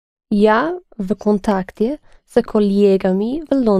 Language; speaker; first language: Russian; non-native, learner; English